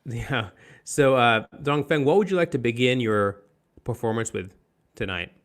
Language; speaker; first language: English; native; English